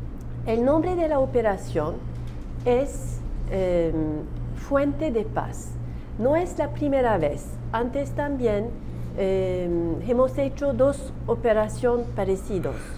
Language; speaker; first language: Spanish; non-native, learner; Turkish